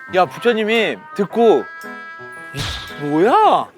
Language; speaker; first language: Korean; native; Korean